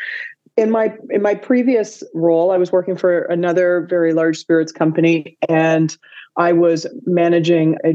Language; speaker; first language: English; native; English